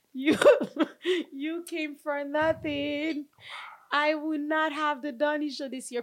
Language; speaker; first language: English; non-native, local second language; French